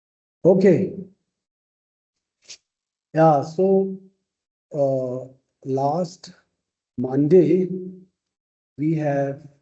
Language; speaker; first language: English; non-native, local second language; Tibetan